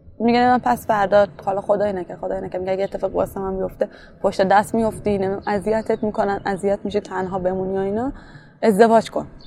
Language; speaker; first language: Persian; native; Persian